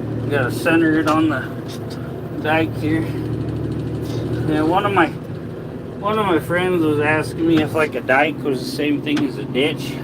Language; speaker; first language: English; native; English